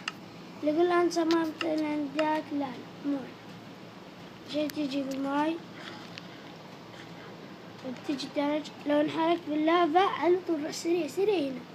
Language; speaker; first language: Arabic; native; Arabic